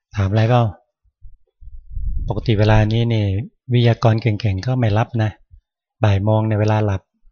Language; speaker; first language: Thai; native; Thai